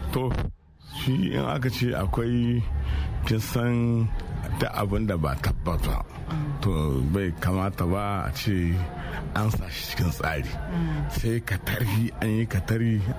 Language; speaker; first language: Hausa; native; Hausa